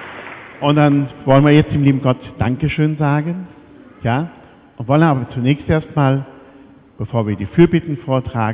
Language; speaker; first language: German; native; German